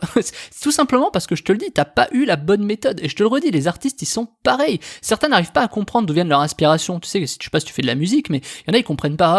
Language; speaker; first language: French; native; French